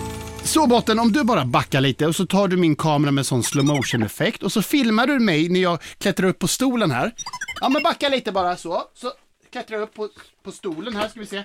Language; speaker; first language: Swedish; native; Swedish